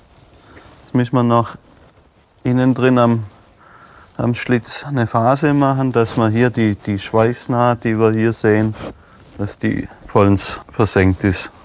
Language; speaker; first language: German; native; German